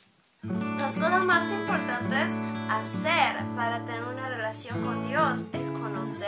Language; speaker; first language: Spanish; early bilingual, heritage; Spanish